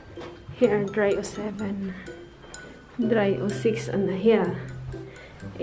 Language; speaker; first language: English; non-native, local second language; Filipino